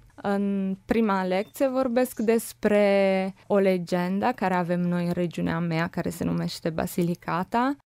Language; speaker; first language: Romanian; non-native, learner; Italian